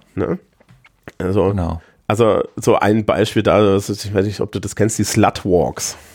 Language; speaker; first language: German; native; German